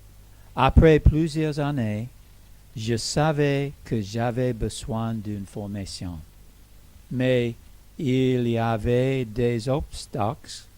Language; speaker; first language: French; non-native, learner; English